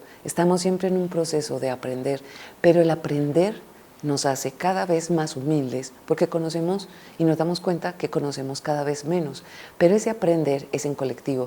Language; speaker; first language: Spanish; native; Spanish